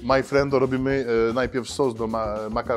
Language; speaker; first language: Polish; non-native, fluent; French